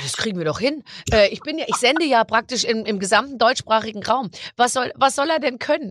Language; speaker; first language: German; native; German